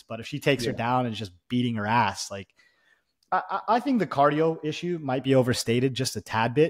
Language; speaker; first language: English; native; English